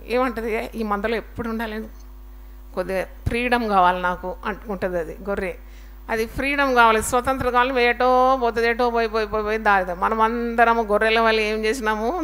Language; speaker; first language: Telugu; native; Telugu